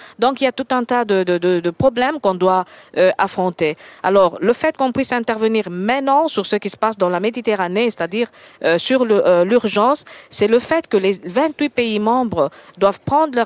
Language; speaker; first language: French; native; French